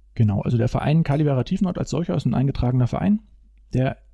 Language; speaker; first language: German; native; German